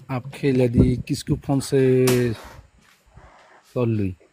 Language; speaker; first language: French; non-native, learner; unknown